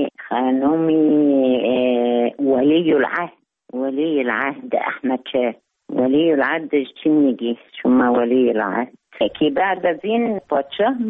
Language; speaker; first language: Persian; non-native, learner; Arabic